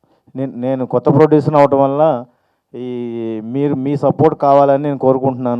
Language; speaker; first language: Telugu; native; Telugu